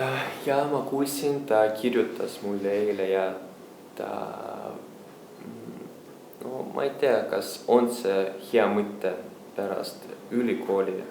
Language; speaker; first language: Estonian; non-native, local second language; Russian